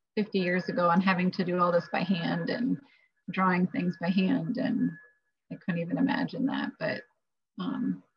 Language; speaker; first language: English; native; English